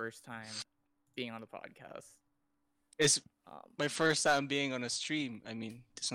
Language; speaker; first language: English; non-native, local second language; Filipino